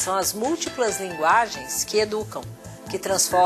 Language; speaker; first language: Portuguese; native; Portuguese